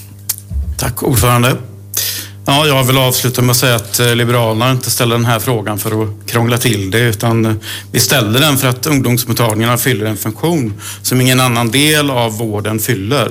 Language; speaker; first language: Swedish; native; Swedish